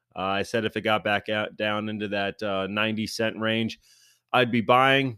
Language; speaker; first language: English; native; English